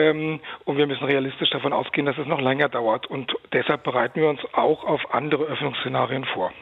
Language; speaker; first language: German; native; German